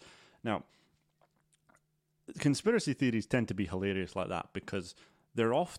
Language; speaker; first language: English; native; English